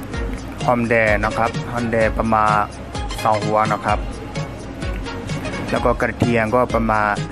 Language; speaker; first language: Thai; non-native, fluent; Burmese